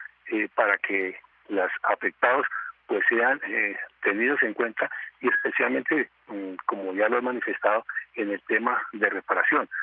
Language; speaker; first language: Spanish; native; Spanish